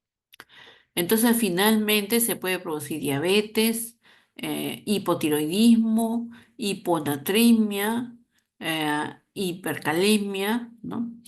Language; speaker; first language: Spanish; native; Spanish